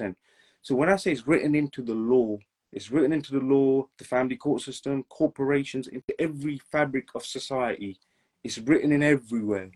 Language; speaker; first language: English; native; English